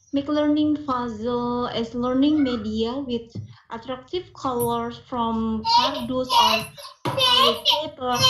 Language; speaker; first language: English; non-native, learner; Indonesian